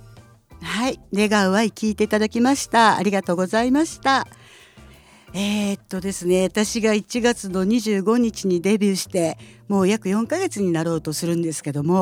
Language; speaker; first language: Japanese; native; Japanese